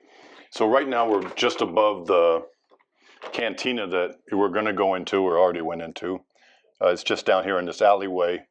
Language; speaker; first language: English; native; English